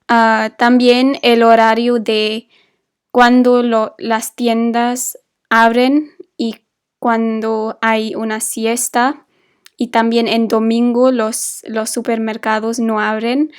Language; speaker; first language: Spanish; non-native, fluent; English